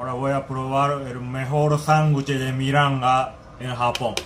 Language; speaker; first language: Spanish; non-native, learner; Japanese